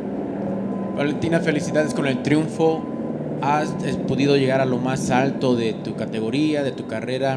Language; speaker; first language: Spanish; native; Spanish